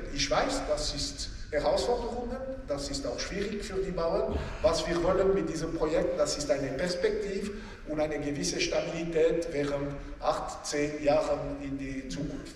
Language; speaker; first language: German; non-native, local second language; French